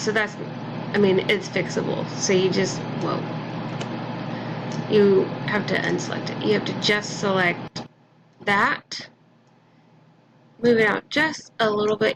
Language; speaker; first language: English; native; English